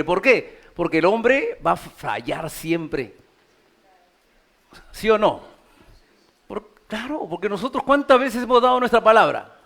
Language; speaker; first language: Spanish; native; Spanish